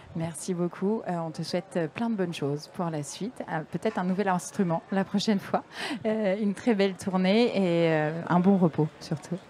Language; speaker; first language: French; native; French